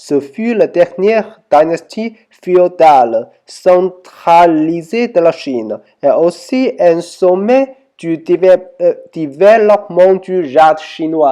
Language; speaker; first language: French; non-native, learner; Chinese